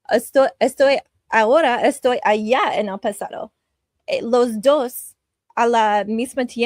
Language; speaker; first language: Spanish; non-native, learner; English